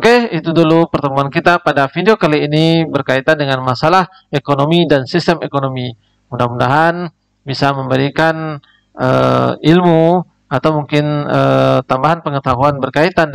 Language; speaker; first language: Indonesian; native; Indonesian